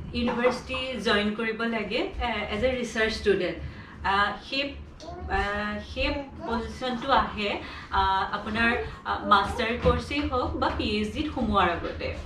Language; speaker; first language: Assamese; native; Assamese